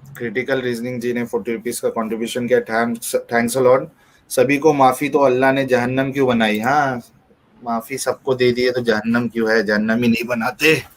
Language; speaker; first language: Hindi; native; Hindi